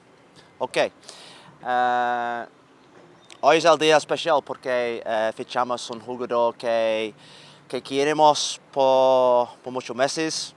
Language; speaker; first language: Spanish; non-native, learner; English